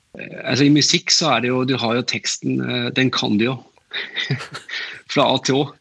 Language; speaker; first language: Norwegian; non-native, fluent; German